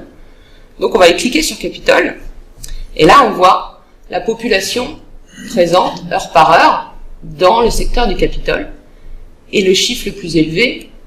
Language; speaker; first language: French; native; French